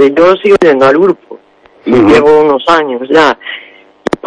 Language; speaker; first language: Spanish; native; Spanish